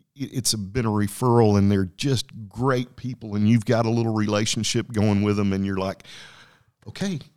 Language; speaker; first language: English; native; English